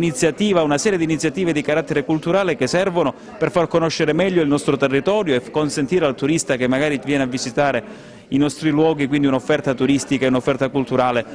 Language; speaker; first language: Italian; native; Italian